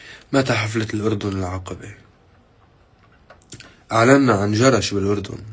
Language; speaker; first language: Arabic; native; Arabic